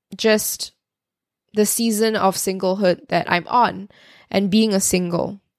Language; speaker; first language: English; native; English